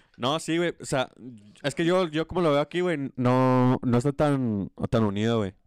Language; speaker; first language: Spanish; early bilingual, heritage; Spanish